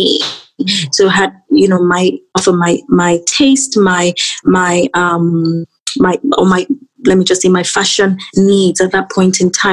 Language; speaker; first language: English; non-native, local second language; Yoruba